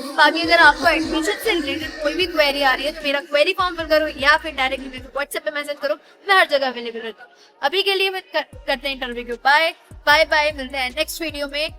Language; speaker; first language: Hindi; native; Hindi